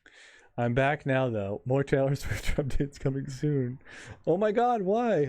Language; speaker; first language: English; native; English